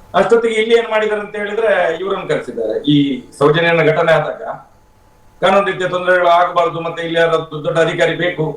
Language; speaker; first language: Kannada; non-native, local second language; Tulu